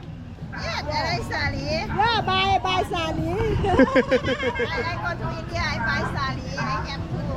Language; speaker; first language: English; non-native, learner; Thai